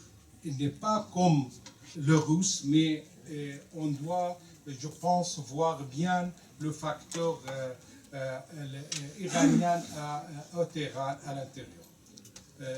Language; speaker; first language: French; non-native, learner; Arabic